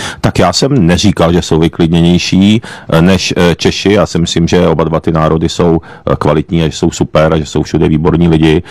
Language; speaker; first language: Czech; early bilingual, other home language; Japanese